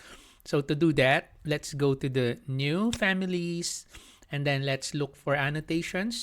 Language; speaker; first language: English; non-native, local second language; Filipino